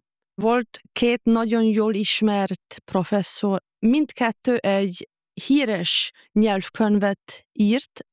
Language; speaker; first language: Hungarian; non-native, fluent; Japanese